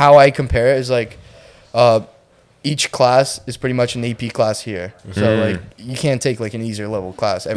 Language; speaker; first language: English; non-native, fluent; Ukrainian